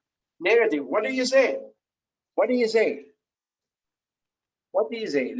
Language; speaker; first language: English; non-native, fluent; Spanish